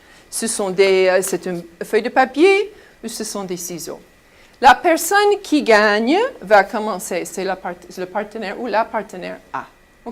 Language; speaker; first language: French; non-native, fluent; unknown